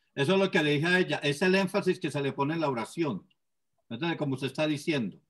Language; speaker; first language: Spanish; native; Spanish